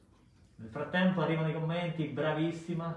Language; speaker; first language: Italian; native; Italian